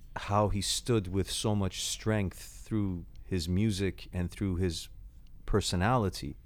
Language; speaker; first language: English; native; English